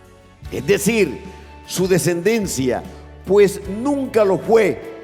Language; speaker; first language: Spanish; native; Spanish